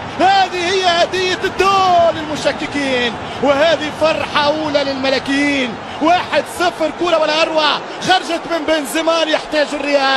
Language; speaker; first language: Arabic; native; Arabic